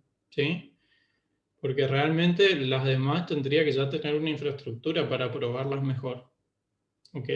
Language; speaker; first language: Spanish; native; Spanish